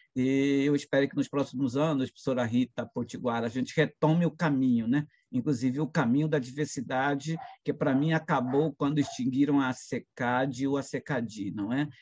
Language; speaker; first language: Portuguese; non-native, local second language; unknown